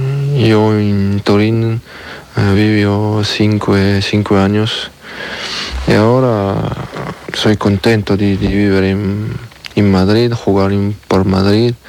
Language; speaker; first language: Spanish; non-native, learner; French